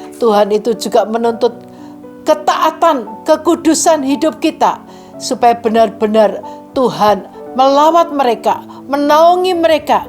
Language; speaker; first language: Indonesian; native; Indonesian